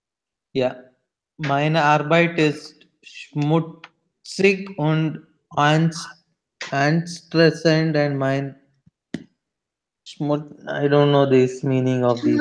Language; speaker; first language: German; non-native, learner; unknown